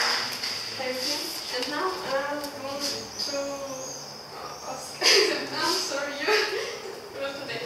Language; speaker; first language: English; non-native, learner; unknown